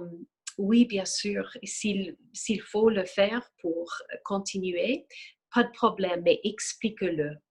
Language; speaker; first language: French; non-native, fluent; English